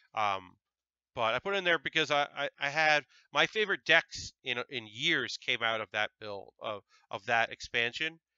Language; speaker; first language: English; native; English